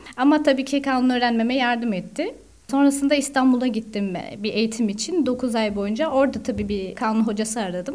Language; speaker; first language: Turkish; early bilingual, heritage; Turkish